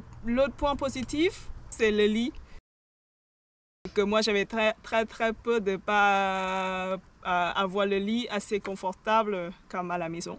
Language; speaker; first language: French; non-native, learner; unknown